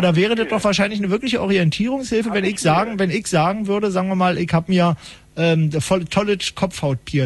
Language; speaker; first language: German; native; German